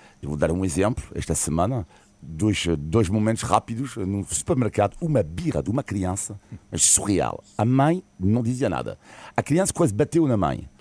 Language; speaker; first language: Portuguese; non-native, fluent; French